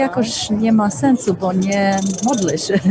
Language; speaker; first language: Polish; non-native, learner; English